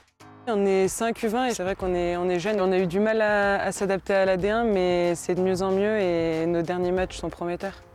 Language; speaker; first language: French; native; French